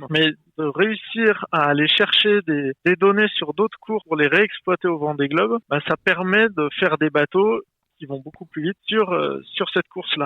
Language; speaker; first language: French; native; French